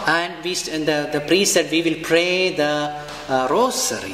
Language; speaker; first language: English; non-native, local second language; Malayalam